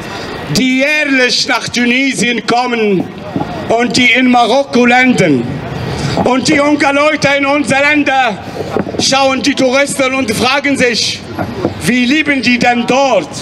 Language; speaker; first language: German; non-native, fluent; Arabic